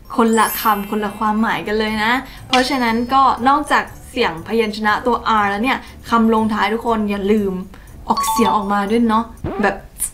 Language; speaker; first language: Thai; native; Thai